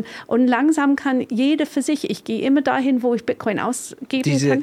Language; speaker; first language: German; non-native, fluent; English